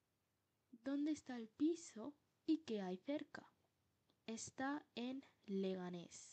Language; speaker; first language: Spanish; non-native, fluent; Bangla